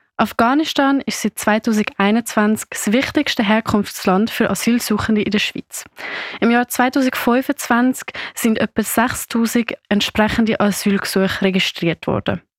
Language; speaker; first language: German; native; German